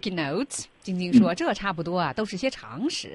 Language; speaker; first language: Chinese; native; Chinese